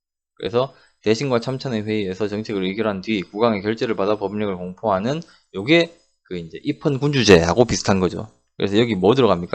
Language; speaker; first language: Korean; native; Korean